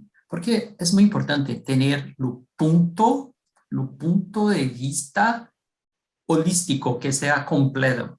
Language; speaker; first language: Spanish; non-native, fluent; Portuguese